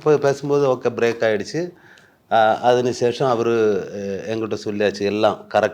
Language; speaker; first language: Tamil; non-native, learner; Malayalam